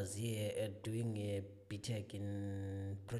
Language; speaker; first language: English; non-native, local second language; Zulu